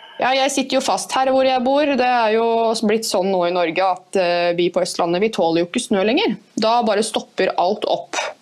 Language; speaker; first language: Norwegian; native; Norwegian